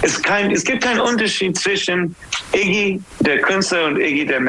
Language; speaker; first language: German; non-native, fluent; English